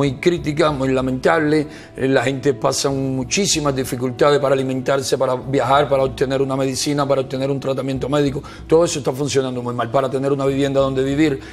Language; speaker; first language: Spanish; native; Spanish